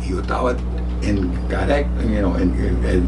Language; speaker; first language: Spanish; early bilingual, heritage; Spanish